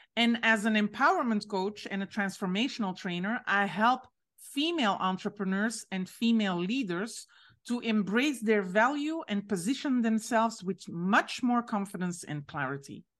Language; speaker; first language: English; non-native, fluent; French